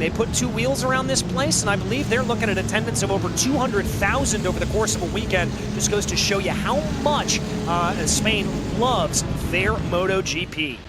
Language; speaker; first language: English; native; English